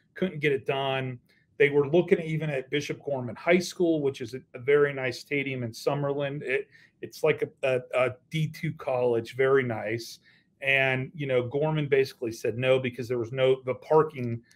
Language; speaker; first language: English; native; English